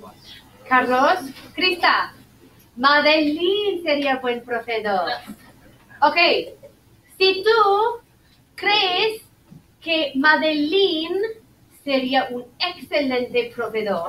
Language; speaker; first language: Spanish; non-native, fluent; English